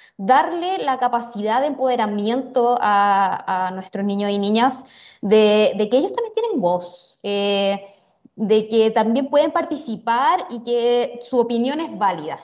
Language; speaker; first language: Spanish; native; Spanish